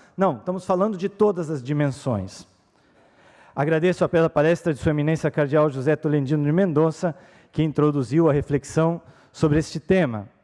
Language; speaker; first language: Portuguese; native; Portuguese